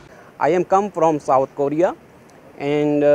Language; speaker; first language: English; non-native, learner; Korean